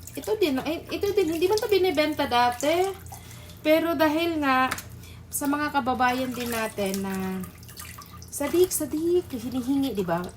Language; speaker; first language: Filipino; non-native, local second language; Cebuano